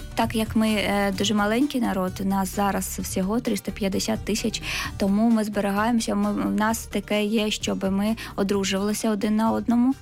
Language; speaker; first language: Ukrainian; non-native, local second language; Crimean Tatar